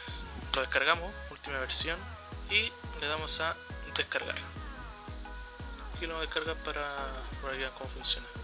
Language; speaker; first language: Spanish; native; Spanish